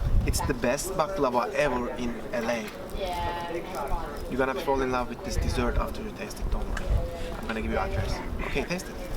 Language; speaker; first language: English; non-native, learner; Turkish